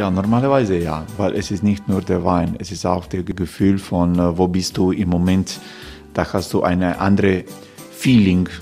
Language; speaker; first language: German; non-native, learner; Croatian